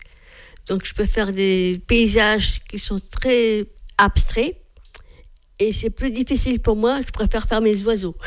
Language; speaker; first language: French; native; French